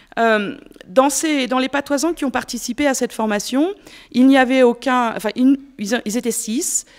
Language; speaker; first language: French; native; French